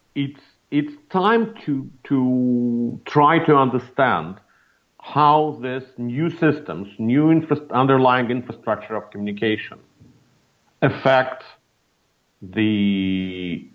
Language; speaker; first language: English; non-native, fluent; Russian